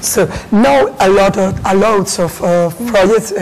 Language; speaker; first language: English; non-native, learner; Spanish